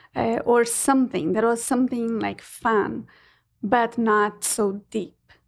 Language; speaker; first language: English; non-native, fluent; Portuguese